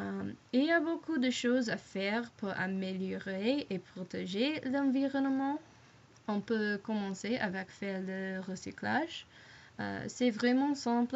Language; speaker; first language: French; non-native, learner; English